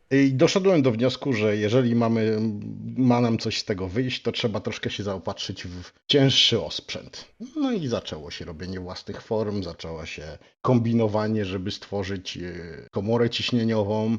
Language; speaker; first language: Polish; native; Polish